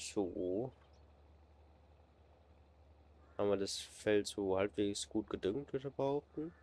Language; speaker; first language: German; native; German